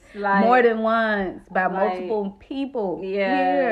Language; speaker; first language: English; native; English